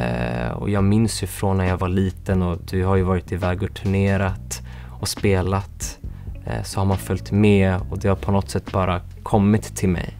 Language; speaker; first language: Swedish; early bilingual, other home language; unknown